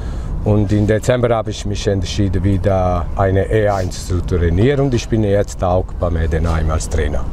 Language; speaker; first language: German; non-native, fluent; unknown